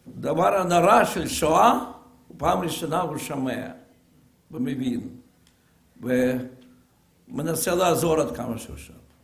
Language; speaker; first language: Hebrew; non-native, fluent; Russian